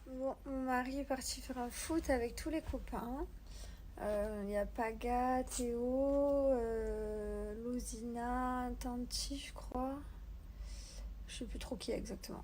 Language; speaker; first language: French; native; French